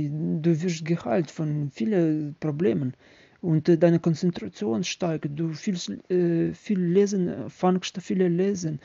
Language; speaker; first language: German; non-native, learner; Ukrainian